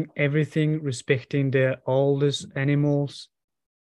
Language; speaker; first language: English; non-native, fluent; Mongolian